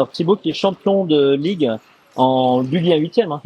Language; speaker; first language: French; native; French